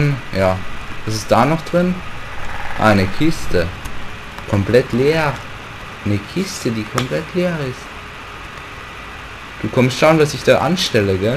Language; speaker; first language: German; native; German